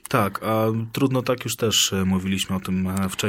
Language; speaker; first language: Polish; native; Polish